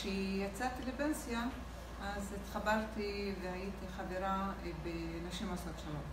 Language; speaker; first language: Hebrew; non-native, local second language; Arabic